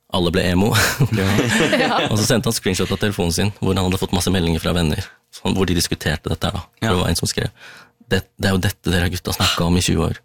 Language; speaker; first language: Norwegian; early bilingual, other home language; Tamil